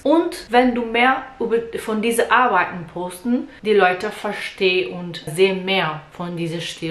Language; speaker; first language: German; non-native, learner; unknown